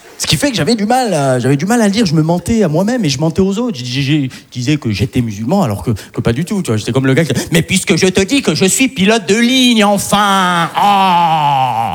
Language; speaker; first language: French; non-native, local second language; Arabic